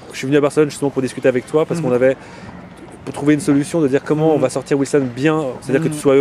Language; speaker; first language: French; native; French